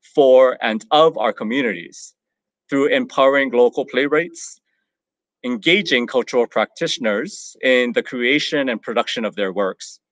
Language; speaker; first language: English; native; English